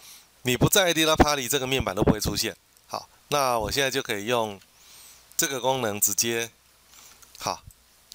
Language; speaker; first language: Chinese; native; Chinese